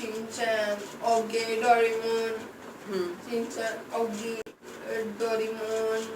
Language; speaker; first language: English; non-native, local second language; Hindi